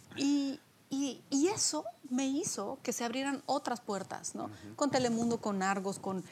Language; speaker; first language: Spanish; early bilingual, other home language; Polish